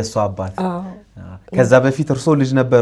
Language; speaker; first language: Amharic; native; Amharic